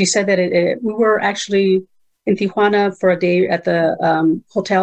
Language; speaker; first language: English; early bilingual, other home language; Spanish